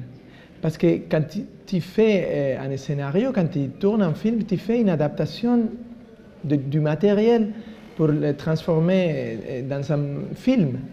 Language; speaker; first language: French; non-native, fluent; Spanish